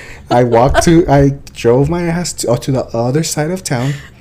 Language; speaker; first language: English; early bilingual, other home language; Spanish